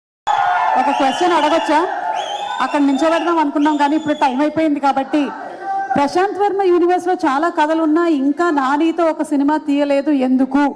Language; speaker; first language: Telugu; native; Telugu